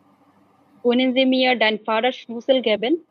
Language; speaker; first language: German; non-native, learner; Bangla